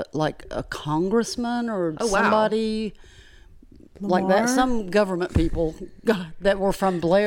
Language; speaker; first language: English; native; English